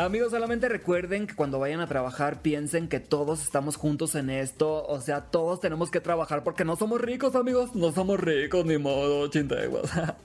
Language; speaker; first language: Spanish; native; Spanish